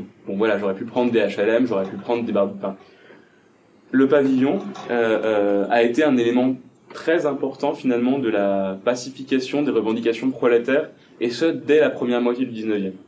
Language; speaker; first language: French; native; French